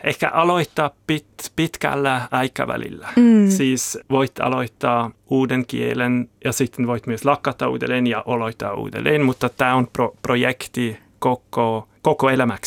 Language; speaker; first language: Finnish; non-native, learner; German